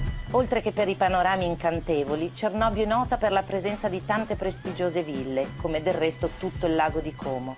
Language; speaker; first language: Italian; native; Italian